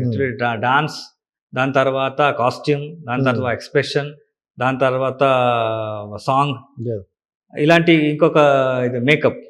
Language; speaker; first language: Telugu; non-native, learner; Kannada